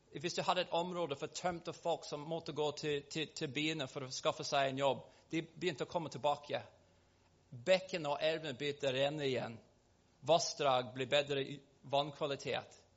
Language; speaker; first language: Norwegian; non-native, fluent; English